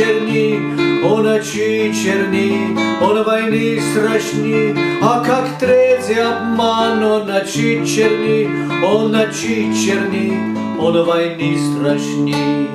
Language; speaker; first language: Russian; non-native, fluent; German